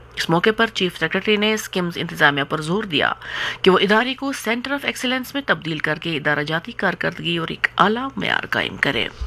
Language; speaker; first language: Urdu; non-native, local second language; Kashmiri